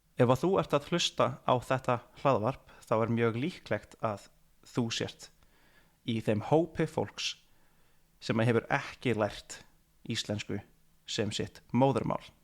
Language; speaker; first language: Icelandic; native; Icelandic